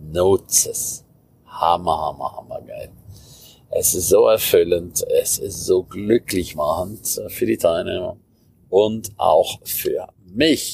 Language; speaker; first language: German; native; German